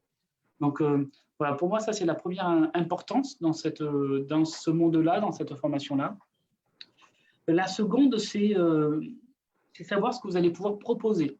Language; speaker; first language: French; native; French